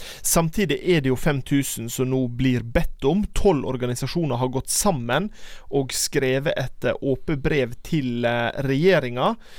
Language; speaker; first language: Norwegian; native; Norwegian